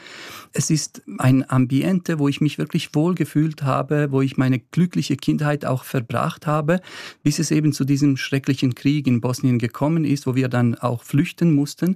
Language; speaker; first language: German; early bilingual, other home language; Bosnian